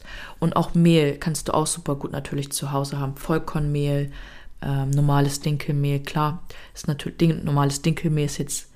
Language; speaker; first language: German; native; German